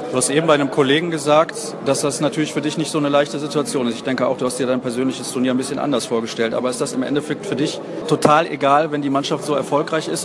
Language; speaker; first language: German; native; German